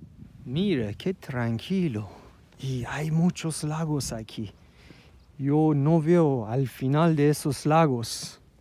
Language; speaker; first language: Spanish; non-native, learner; Persian